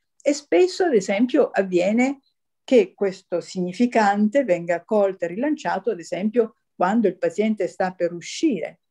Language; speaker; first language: Italian; native; Italian